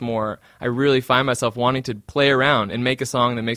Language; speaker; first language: English; native; English